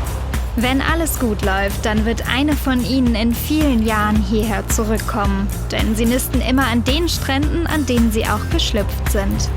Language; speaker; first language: German; native; German